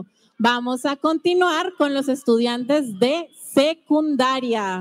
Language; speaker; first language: Spanish; native; Spanish